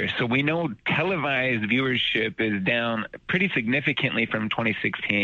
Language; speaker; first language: English; native; English